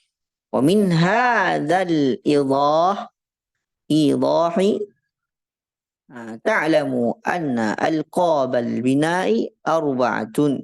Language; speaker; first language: Arabic; non-native, fluent; Indonesian